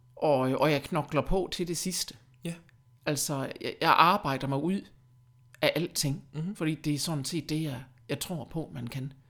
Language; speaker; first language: Danish; early bilingual, other home language; German